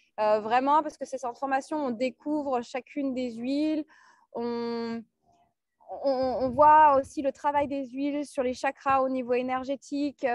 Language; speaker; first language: French; native; French